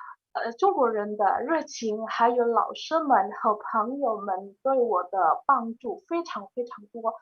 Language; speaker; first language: Chinese; non-native, fluent; Indonesian